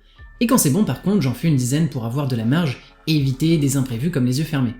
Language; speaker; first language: French; native; French